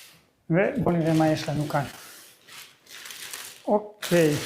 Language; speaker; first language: Hebrew; native; Hebrew